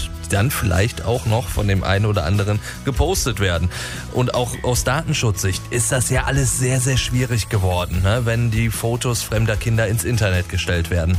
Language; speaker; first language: German; native; German